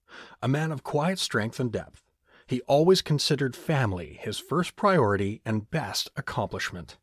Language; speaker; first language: English; native; English